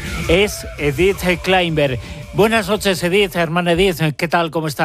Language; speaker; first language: Spanish; native; Spanish